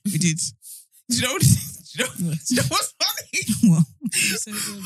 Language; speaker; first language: English; native; English